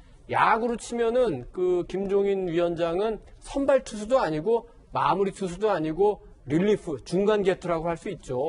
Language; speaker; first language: Korean; native; Korean